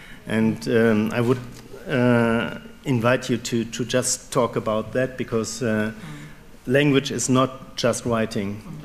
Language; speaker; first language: English; non-native, fluent; German